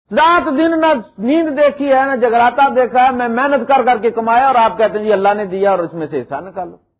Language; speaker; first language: Urdu; non-native, local second language; Punjabi